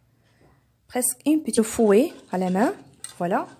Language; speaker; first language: French; non-native, local second language; Arabic